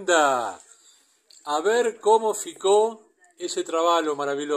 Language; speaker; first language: Portuguese; non-native, learner; Spanish